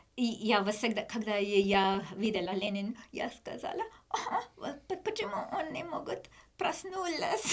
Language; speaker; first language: Russian; non-native, learner; English